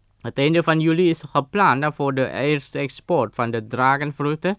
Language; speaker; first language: Dutch; non-native, fluent; Indonesian